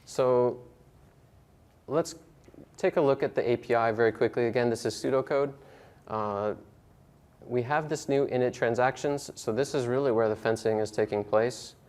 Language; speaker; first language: English; native; English